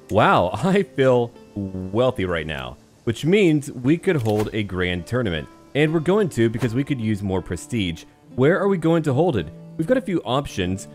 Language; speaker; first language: English; native; English